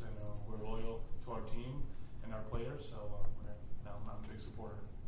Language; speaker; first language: English; non-native, fluent; Spanish